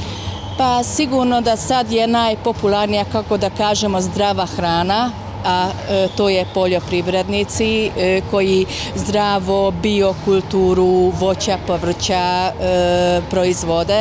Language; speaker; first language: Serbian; non-native, fluent; Hungarian